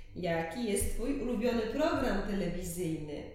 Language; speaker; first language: Polish; native; Polish